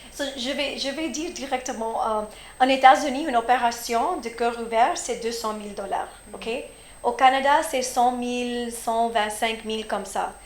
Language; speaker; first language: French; early bilingual, heritage; French